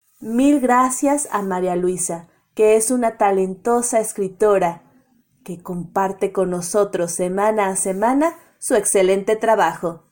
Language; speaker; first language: Spanish; native; Spanish